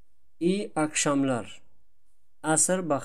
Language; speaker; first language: Turkish; non-native, fluent; Tajik